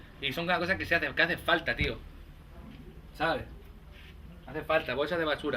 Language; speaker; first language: Spanish; native; Spanish